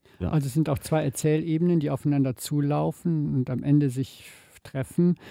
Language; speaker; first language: German; native; German